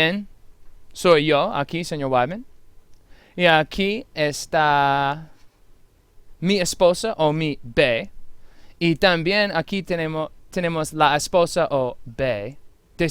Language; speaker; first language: Spanish; non-native, fluent; English